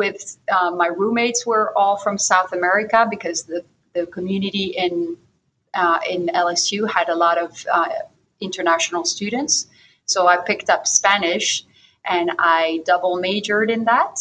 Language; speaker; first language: English; non-native, fluent; French